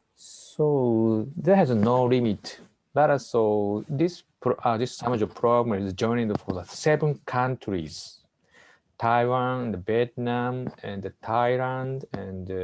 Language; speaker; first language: English; non-native, learner; Japanese